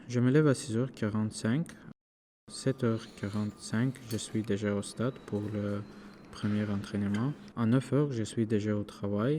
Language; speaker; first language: French; non-native, learner; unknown